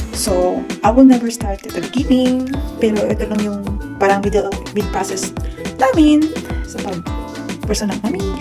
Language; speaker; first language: Filipino; native; Filipino